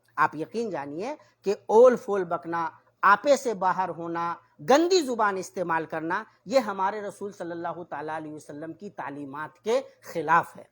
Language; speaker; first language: Urdu; native; Urdu